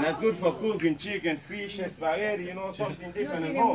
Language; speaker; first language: English; non-native, learner; Spanish